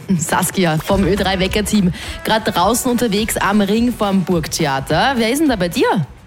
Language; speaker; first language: German; native; German